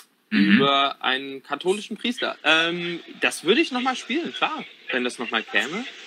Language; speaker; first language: German; native; German